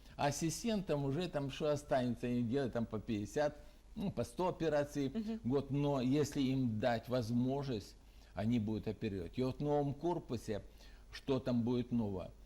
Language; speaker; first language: Russian; native; Russian